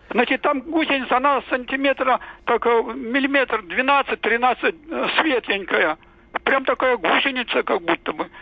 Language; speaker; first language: Russian; native; Russian